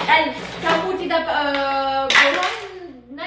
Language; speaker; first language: Indonesian; non-native, learner; French